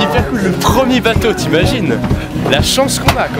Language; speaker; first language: French; native; French